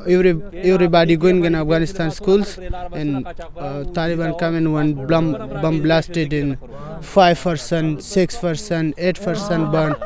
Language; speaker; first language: English; non-native, learner; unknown